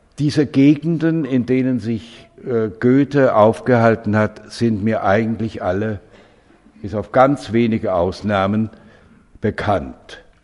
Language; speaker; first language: German; native; German